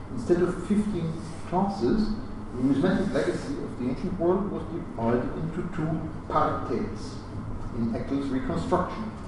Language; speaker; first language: English; non-native, fluent; German